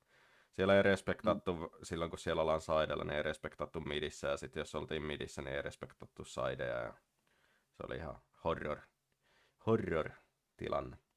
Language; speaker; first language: Finnish; native; Finnish